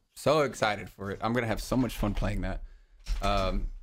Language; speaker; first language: English; native; English